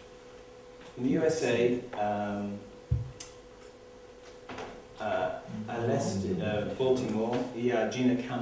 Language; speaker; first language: French; non-native, learner; English